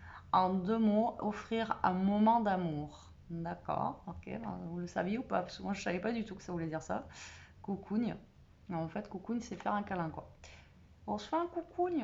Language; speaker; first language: French; native; French